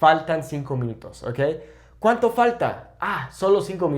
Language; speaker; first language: Spanish; non-native, fluent; English